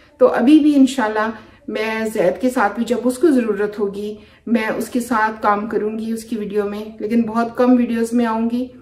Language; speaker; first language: Urdu; native; Urdu